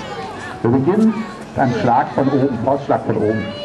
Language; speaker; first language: German; native; German